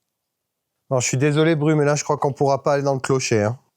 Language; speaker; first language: French; native; French